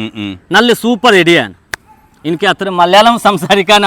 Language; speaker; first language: Malayalam; non-native, local second language; Hindi